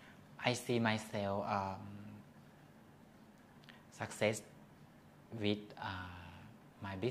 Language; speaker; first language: English; non-native, learner; Thai